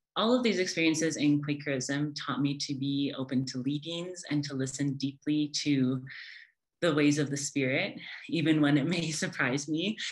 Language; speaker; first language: English; native; English